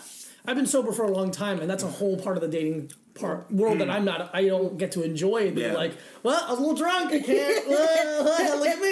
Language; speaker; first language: English; early bilingual, other home language; Spanish